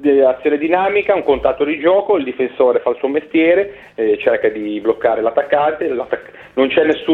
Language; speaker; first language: Italian; native; Italian